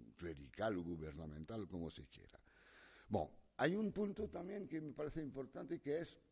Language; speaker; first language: Spanish; non-native, fluent; French